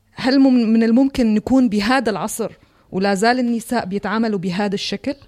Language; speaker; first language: Arabic; non-native, local second language; Kurdish